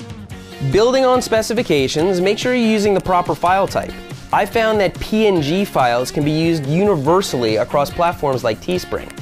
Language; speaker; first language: English; native; English